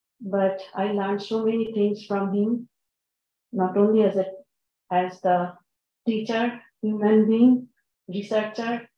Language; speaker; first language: English; non-native, local second language; Bangla